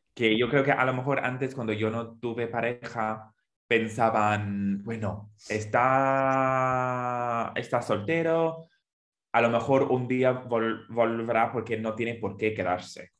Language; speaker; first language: Spanish; non-native, fluent; English